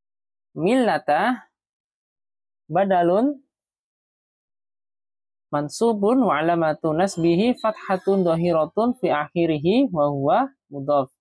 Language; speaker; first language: Arabic; non-native, fluent; Indonesian